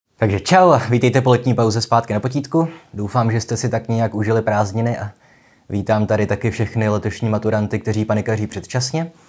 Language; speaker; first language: Czech; native; Czech